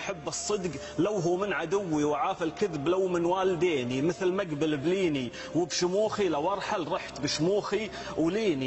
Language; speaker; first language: Arabic; native; Arabic